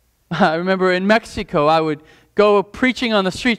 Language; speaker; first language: English; native; English